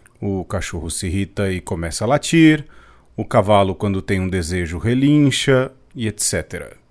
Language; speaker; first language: Portuguese; native; Portuguese